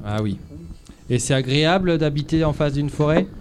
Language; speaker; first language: French; native; French